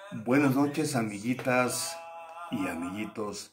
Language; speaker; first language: Spanish; native; Spanish